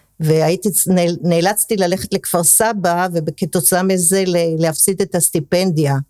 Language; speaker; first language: Hebrew; early bilingual, other home language; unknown